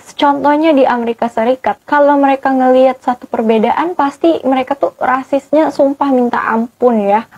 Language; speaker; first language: Malay; native; Malay